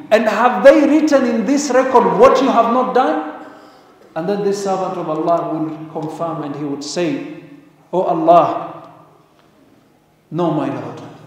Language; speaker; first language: English; non-native, local second language; Swahili